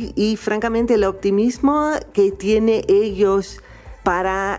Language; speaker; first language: Spanish; non-native, fluent; English